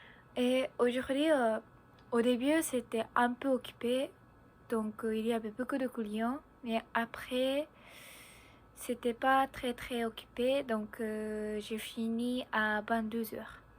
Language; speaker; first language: French; non-native, learner; Japanese